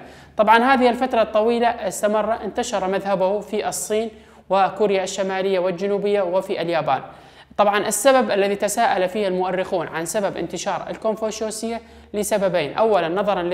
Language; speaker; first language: Arabic; non-native, local second language; Kurdish